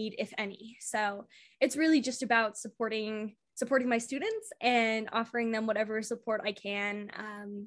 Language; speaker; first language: English; native; English